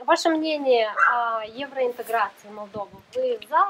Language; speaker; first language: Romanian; non-native, local second language; Russian